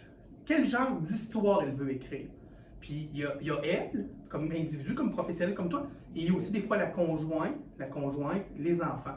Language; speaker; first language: French; native; French